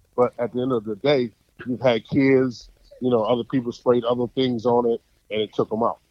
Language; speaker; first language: English; native; English